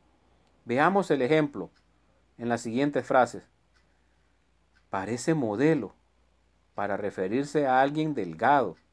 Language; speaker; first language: Spanish; native; Spanish